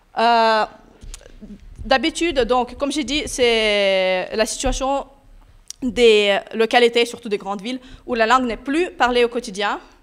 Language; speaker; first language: French; non-native, fluent; Russian